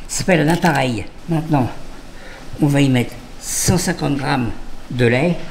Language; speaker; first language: French; native; French